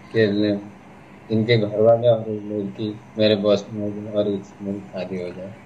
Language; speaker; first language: Hindi; non-native, local second language; Odia